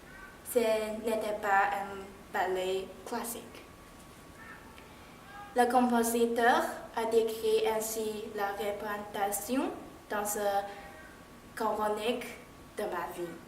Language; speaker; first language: French; non-native, learner; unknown